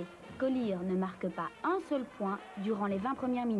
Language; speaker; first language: French; native; French